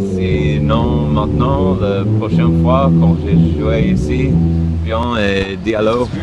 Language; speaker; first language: French; non-native, learner; English